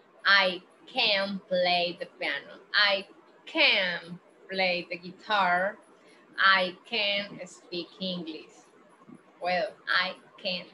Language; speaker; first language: English; non-native, fluent; Spanish